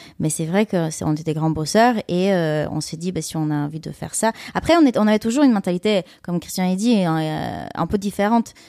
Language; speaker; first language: French; non-native, fluent; Bulgarian